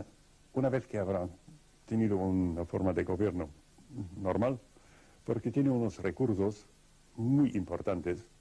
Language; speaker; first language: Spanish; non-native, fluent; Russian